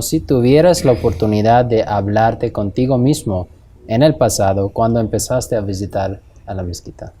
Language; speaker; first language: Spanish; non-native, fluent; English